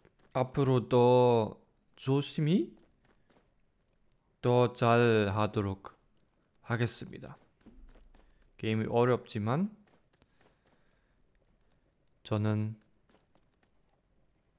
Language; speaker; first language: Korean; non-native, fluent; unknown